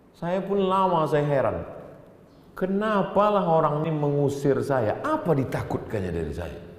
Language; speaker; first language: Indonesian; native; Indonesian